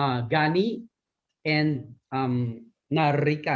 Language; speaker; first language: Indonesian; non-native, learner; Thai